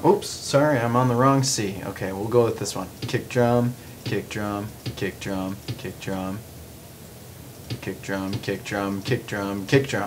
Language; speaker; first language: English; native; English